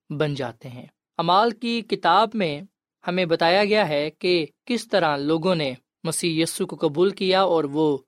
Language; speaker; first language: Urdu; non-native, local second language; Punjabi